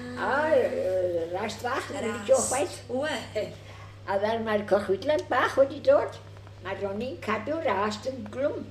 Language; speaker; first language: Welsh; early bilingual, heritage; Welsh